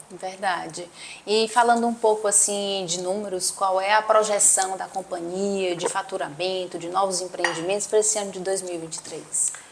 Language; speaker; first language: Portuguese; native; Portuguese